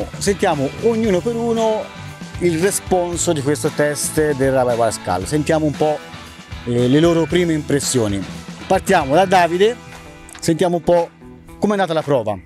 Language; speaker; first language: Italian; native; Italian